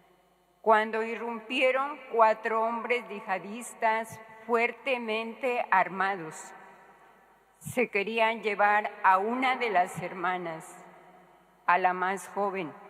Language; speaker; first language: Spanish; native; Spanish